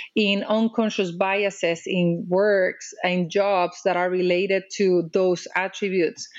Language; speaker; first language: English; non-native, fluent; Spanish